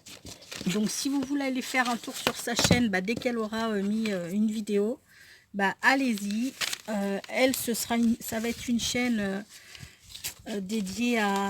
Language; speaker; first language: French; native; French